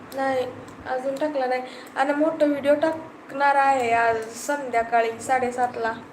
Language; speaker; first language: Marathi; native; Marathi